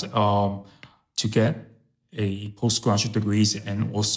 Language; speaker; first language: English; early bilingual, other home language; Chinese